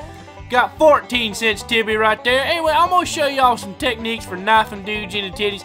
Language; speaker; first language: English; native; English